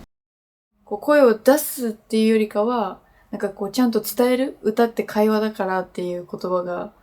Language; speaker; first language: Japanese; native; Japanese